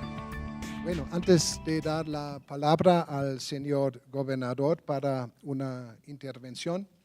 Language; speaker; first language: Spanish; non-native, fluent; German